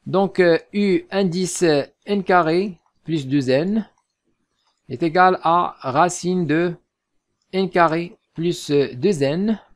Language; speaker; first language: French; non-native, local second language; Arabic